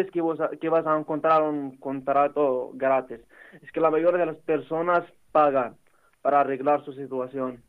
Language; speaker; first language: Spanish; non-native, learner; Arabic